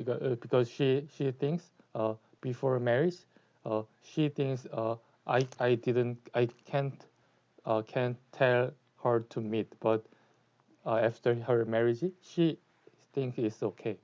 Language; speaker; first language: English; non-native, learner; Korean